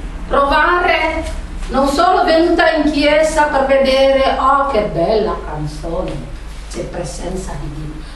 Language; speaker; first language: Italian; non-native, learner; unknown